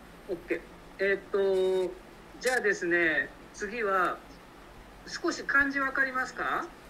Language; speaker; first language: Japanese; native; Japanese